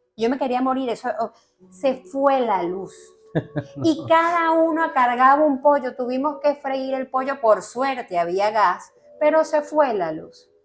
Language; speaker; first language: Spanish; native; Spanish